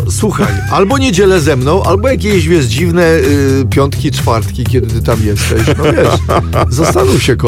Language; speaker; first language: Polish; native; Polish